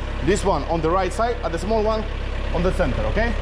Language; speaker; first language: English; non-native, learner; Polish